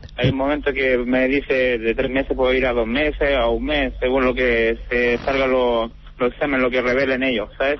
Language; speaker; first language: Spanish; native; Spanish